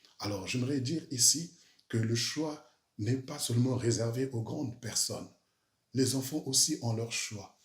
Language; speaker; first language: French; early bilingual, other home language; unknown